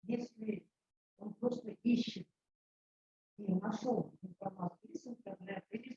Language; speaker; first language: Russian; non-native, local second language; Kyrgyz